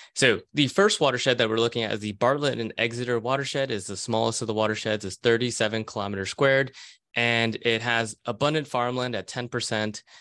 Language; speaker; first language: English; native; English